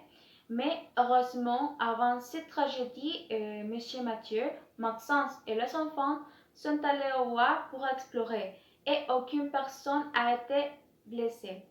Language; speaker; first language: French; non-native, learner; Spanish